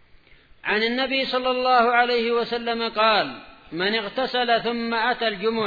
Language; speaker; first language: Arabic; native; Arabic